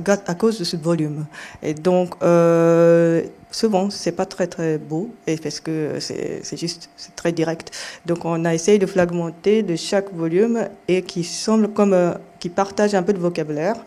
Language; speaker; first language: French; non-native, fluent; Japanese